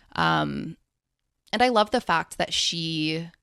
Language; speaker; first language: English; early bilingual, other home language; Hindi